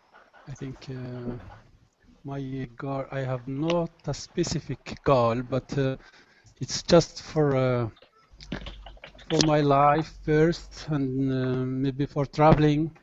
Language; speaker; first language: English; non-native, learner; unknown